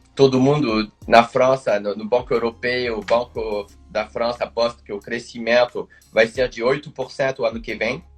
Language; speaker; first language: Portuguese; non-native, fluent; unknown